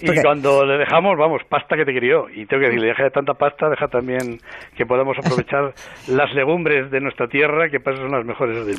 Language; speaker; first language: Spanish; native; Spanish